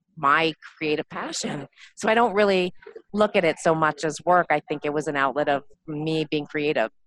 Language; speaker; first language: English; native; English